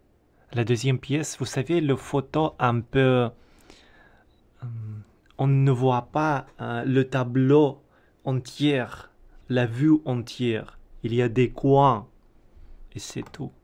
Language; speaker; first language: French; non-native, learner; Russian